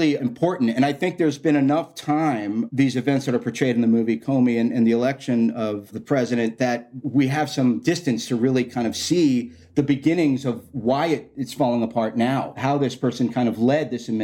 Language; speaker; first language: English; native; English